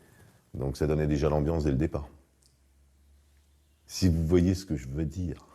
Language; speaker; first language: French; native; French